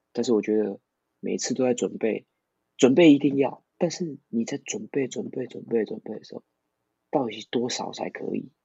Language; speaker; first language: Chinese; non-native, local second language; Min Nan Chinese